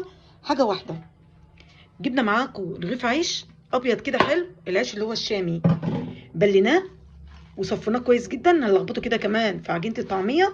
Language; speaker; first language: Arabic; native; Arabic